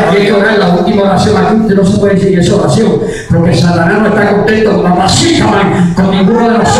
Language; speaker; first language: Spanish; native; Spanish